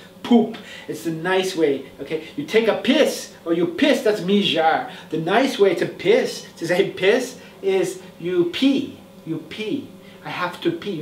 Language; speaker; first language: English; native; English